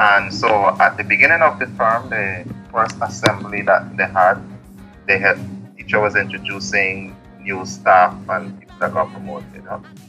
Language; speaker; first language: English; native; English